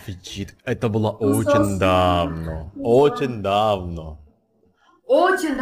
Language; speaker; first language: Russian; non-native, fluent; Indonesian